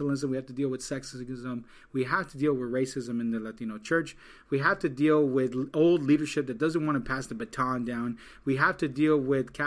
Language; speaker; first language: English; native; English